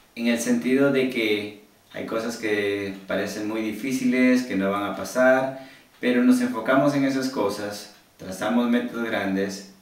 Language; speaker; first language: Spanish; early bilingual, heritage; Spanish